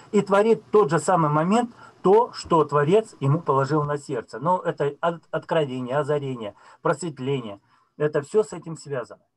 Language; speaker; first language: Russian; native; Russian